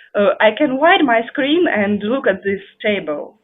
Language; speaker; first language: English; non-native, fluent; Russian